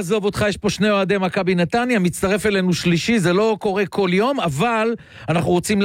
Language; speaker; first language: Hebrew; native; Hebrew